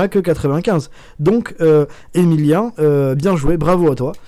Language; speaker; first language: French; native; French